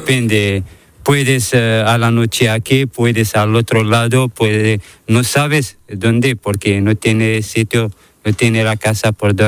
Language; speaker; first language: Spanish; non-native, learner; Arabic